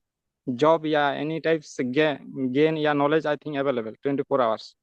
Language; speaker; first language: English; non-native, learner; Santali